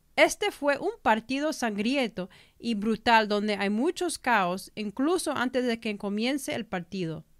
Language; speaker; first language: Spanish; early bilingual, heritage; Spanish